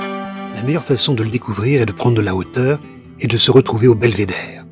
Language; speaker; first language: French; native; French